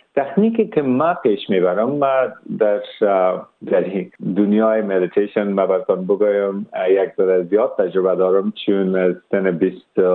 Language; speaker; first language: Persian; early bilingual, heritage; Persian